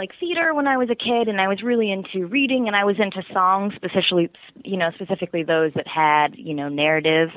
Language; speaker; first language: English; native; English